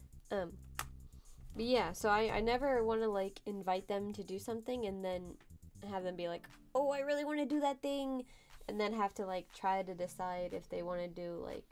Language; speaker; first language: English; native; English